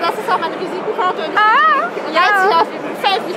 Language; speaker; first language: German; native; German